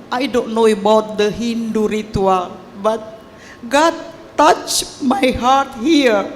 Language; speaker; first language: English; non-native, learner; Indonesian